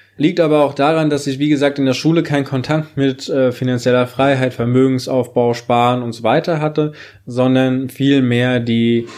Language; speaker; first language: German; native; German